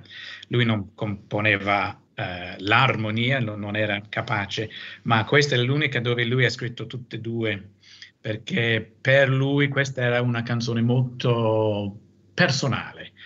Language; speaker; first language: Italian; non-native, fluent; English